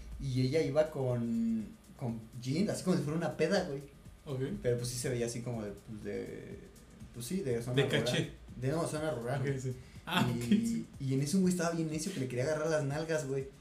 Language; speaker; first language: Spanish; native; Spanish